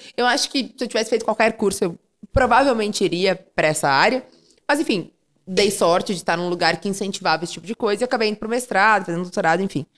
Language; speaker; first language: Portuguese; native; Portuguese